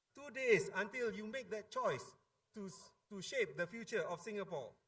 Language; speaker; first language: English; non-native, local second language; Malay